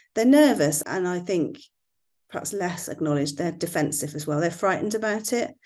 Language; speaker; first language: English; native; English